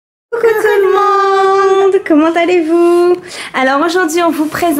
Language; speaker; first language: French; native; French